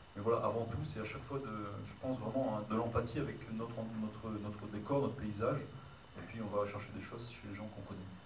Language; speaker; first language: French; native; French